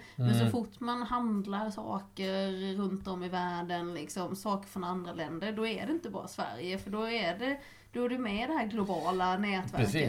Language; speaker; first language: Swedish; native; Swedish